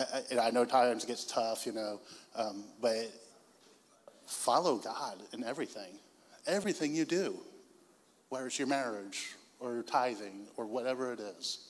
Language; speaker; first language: English; native; English